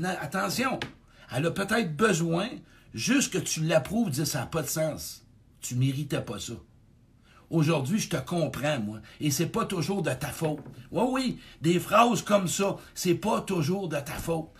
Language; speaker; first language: French; native; French